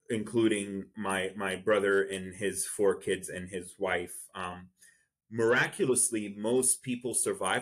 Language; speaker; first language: English; non-native, fluent; Arabic